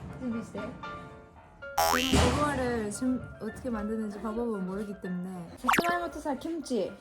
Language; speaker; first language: Korean; non-native, fluent; Japanese